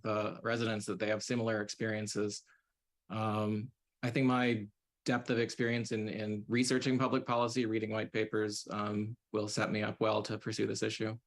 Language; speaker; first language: English; native; English